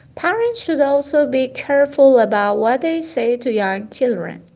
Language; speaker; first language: English; non-native, fluent; Persian